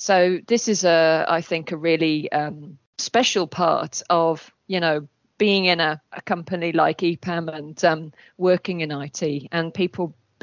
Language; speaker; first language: English; native; English